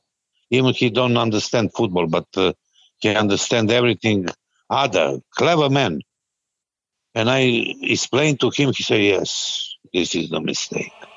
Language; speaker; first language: English; non-native, learner; Serbian